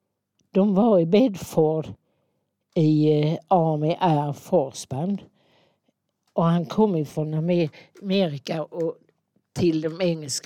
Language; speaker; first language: Swedish; native; Swedish